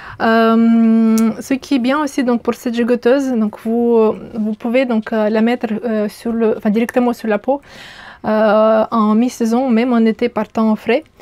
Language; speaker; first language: French; non-native, fluent; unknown